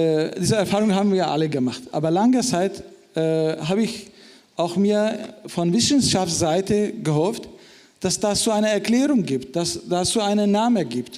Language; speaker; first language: German; non-native, fluent; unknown